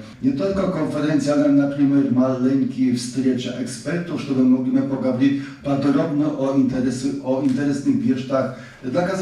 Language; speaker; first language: Russian; non-native, learner; Polish